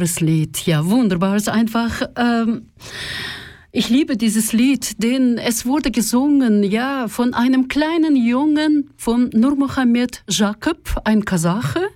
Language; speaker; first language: German; non-native, fluent; Russian